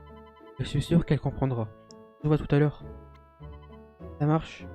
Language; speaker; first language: French; native; French